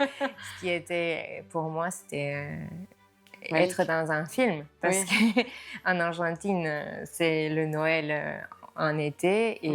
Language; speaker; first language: French; non-native, fluent; Spanish